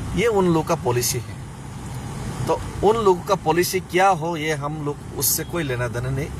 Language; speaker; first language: Hindi; non-native, local second language; Kok Borok